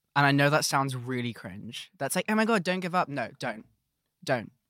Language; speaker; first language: English; native; English